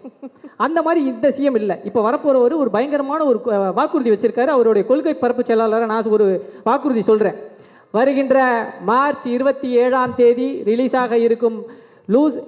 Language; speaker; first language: Tamil; native; Tamil